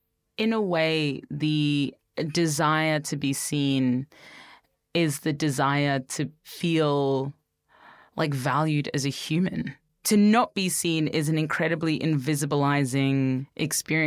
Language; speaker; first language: English; native; English